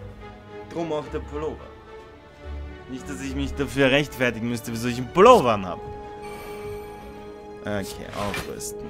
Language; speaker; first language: German; native; German